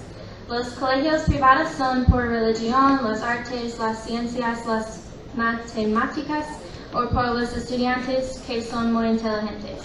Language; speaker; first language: Spanish; non-native, learner; English